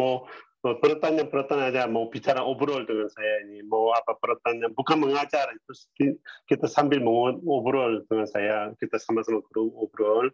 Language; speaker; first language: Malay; non-native, learner; Korean